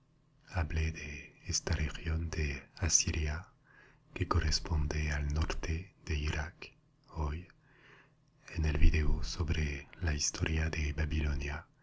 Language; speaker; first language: Spanish; non-native, fluent; French